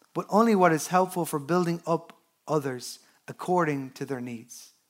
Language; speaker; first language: English; native; English